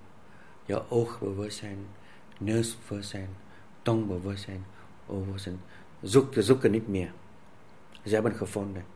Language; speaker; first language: Dutch; non-native, fluent; Vietnamese